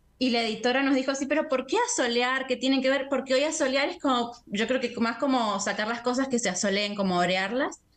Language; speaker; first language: Spanish; native; Spanish